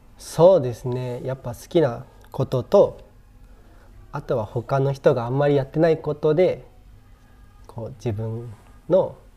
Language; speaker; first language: Japanese; native; Japanese